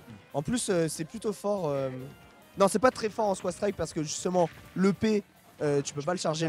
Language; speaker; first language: French; native; French